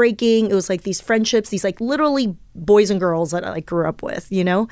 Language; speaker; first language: English; early bilingual, other home language; Chinese